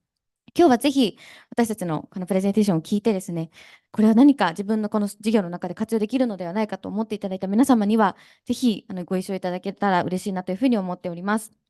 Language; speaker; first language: Japanese; native; Japanese